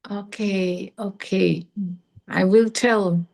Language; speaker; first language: English; non-native, learner; German